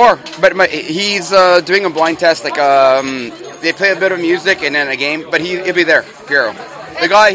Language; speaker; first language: English; non-native, fluent; French